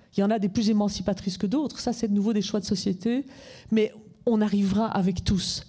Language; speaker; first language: French; native; French